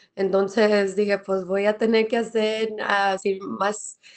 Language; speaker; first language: Spanish; early bilingual, other home language; English